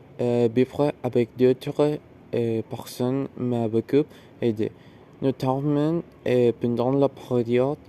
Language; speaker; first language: French; non-native, learner; Spanish